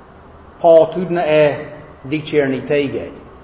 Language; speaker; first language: Hungarian; non-native, fluent; English